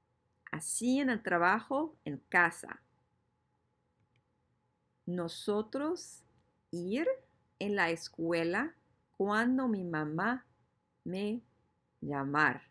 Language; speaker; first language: Spanish; non-native, fluent; English